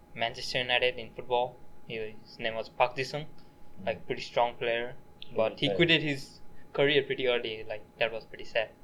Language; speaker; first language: English; non-native, local second language; Nepali